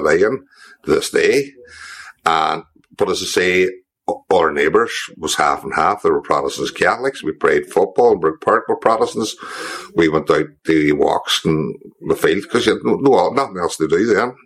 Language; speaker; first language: English; native; English